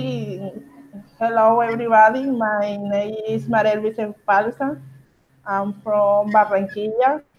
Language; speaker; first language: English; non-native, learner; Spanish